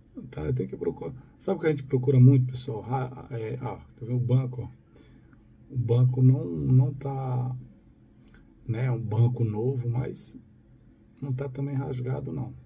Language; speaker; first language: Portuguese; native; Portuguese